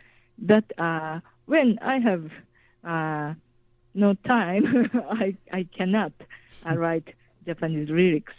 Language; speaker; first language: English; non-native, fluent; Japanese